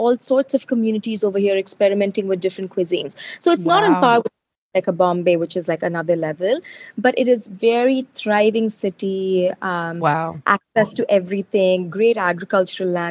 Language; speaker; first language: English; non-native, local second language; Telugu